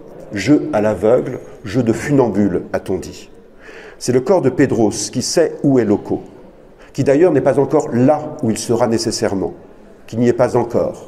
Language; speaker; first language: French; native; French